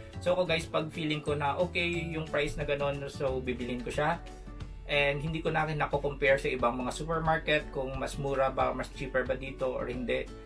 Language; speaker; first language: Filipino; non-native, local second language; Hiligaynon